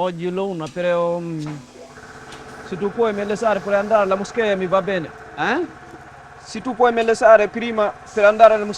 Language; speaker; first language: Italian; non-native, learner; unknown